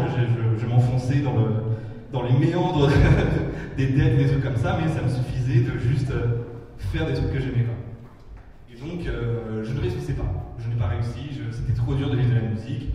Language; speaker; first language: French; native; French